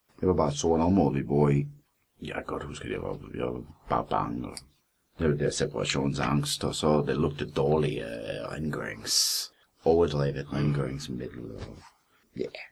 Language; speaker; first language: Danish; non-native, fluent; English